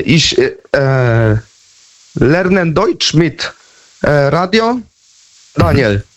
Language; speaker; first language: German; non-native, learner; Polish